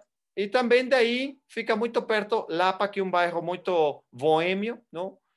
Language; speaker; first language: Portuguese; non-native, fluent; Spanish